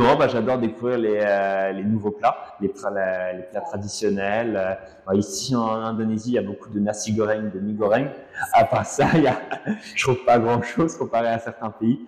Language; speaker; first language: French; native; French